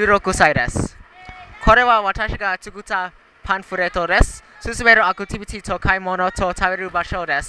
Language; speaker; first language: Japanese; non-native, learner; English